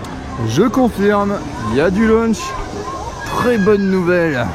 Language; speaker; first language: French; native; French